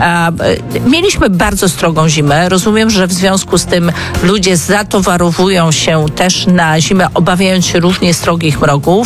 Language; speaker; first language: Polish; native; Polish